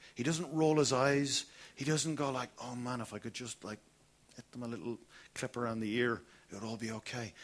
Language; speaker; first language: English; native; English